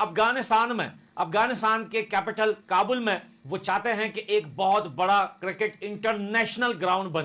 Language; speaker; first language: Hindi; native; Hindi